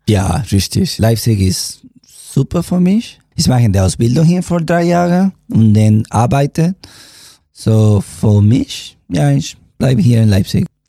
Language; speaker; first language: German; non-native, learner; Spanish